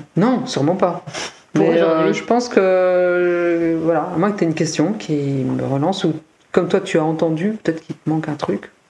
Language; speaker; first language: French; native; French